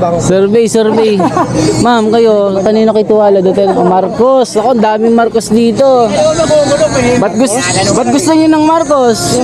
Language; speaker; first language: Filipino; native; Filipino